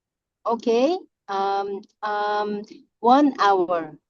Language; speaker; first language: English; non-native, learner; Korean